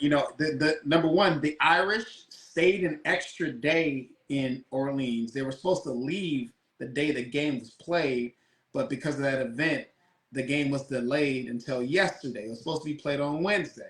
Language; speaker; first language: English; native; English